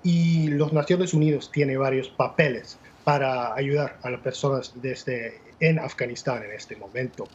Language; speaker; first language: Spanish; non-native, fluent; English